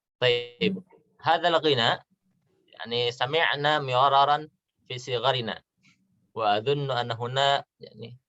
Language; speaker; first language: Arabic; non-native, fluent; Indonesian